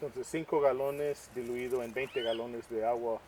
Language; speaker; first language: Spanish; native; Spanish